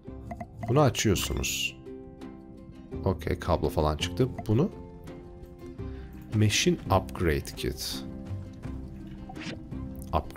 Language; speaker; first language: Turkish; native; Turkish